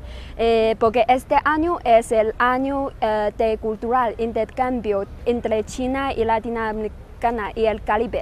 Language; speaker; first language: Spanish; non-native, fluent; Chinese